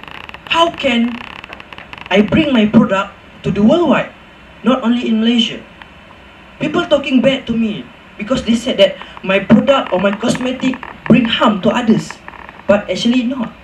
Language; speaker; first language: English; non-native, local second language; Malay